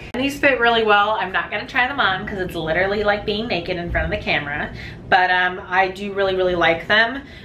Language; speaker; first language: English; native; English